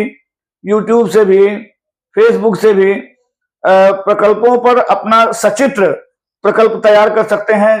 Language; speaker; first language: Hindi; native; Hindi